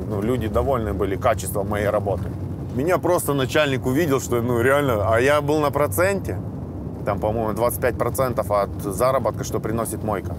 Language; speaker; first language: Russian; native; Russian